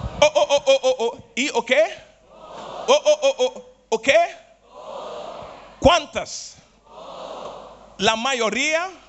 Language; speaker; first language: Spanish; non-native, learner; Portuguese